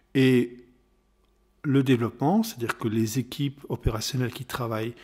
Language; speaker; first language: French; non-native, fluent; German